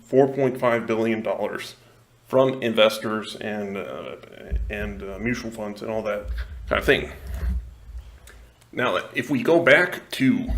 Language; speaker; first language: English; non-native, local second language; Spanish